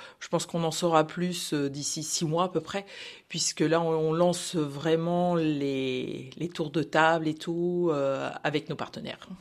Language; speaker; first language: French; native; French